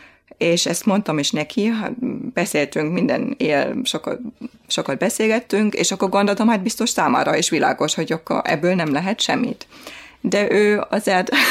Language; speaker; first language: Hungarian; non-native, fluent; German